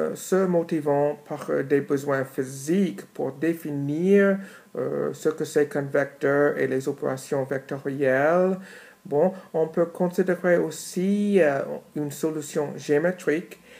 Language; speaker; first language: French; non-native, fluent; English